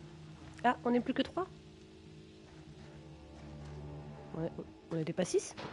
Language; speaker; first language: French; native; French